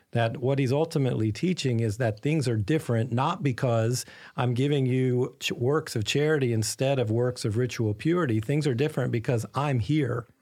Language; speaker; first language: English; native; English